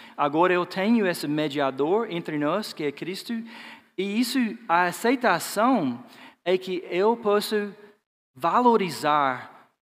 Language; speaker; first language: Portuguese; non-native, fluent; English